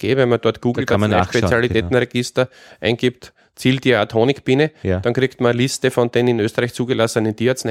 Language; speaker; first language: German; native; German